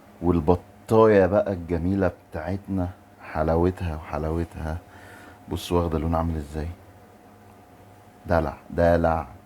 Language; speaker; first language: Arabic; native; Arabic